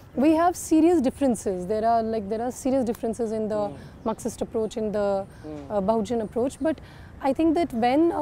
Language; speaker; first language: English; non-native, local second language; Kashmiri